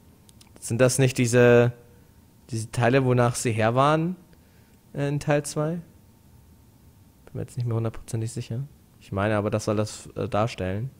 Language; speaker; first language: German; native; German